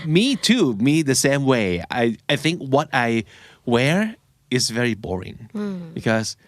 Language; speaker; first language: English; non-native, fluent; Thai